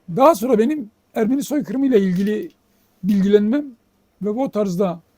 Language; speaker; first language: Turkish; native; Turkish